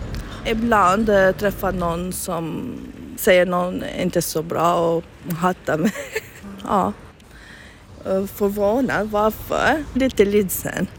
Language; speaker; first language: Swedish; non-native, learner; Arabic